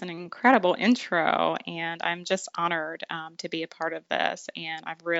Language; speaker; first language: English; native; English